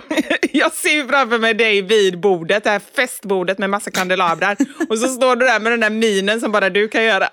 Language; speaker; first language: Swedish; native; Swedish